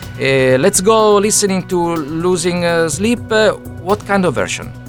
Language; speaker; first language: English; non-native, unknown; Italian